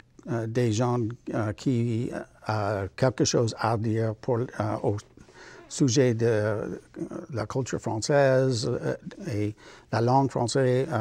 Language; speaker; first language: French; non-native, learner; English